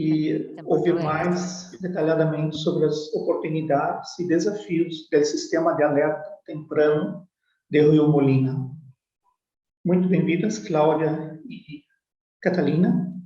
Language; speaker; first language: Portuguese; non-native, fluent; Spanish